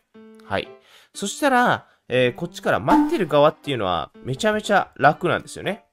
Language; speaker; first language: Japanese; native; Japanese